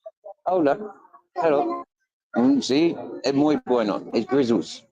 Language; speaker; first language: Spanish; non-native, learner; English